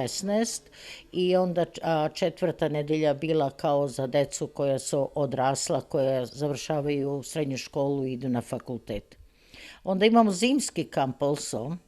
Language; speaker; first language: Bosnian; early bilingual, heritage; Serbian